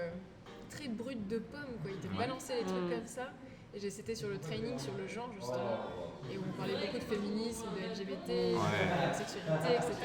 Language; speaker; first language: French; native; French